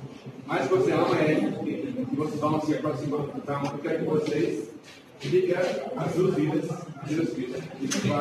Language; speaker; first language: Portuguese; non-native, learner; English